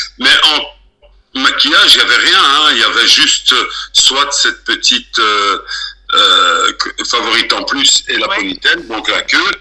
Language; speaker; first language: French; early bilingual, other home language; Arabic